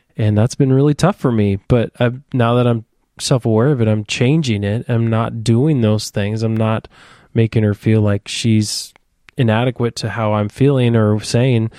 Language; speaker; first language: English; native; English